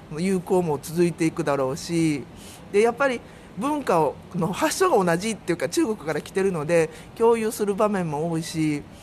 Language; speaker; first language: Japanese; native; Japanese